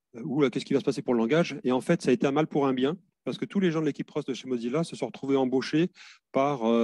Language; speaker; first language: French; native; French